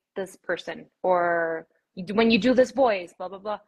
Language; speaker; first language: English; early bilingual, other home language; Spanish